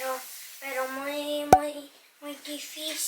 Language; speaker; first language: Spanish; early bilingual, other home language; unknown